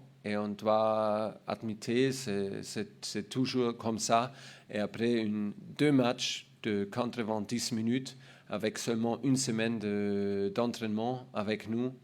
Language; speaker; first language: French; non-native, learner; German